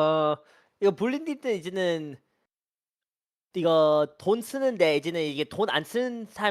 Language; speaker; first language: Korean; early bilingual, heritage; Korean